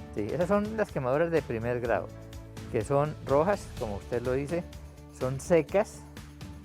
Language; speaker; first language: Spanish; native; Spanish